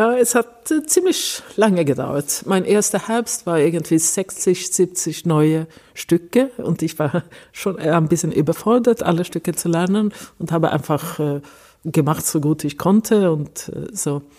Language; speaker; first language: German; non-native, fluent; Swedish